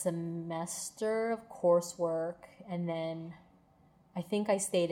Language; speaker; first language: English; native; English